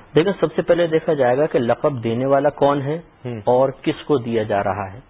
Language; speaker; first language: Urdu; native; Urdu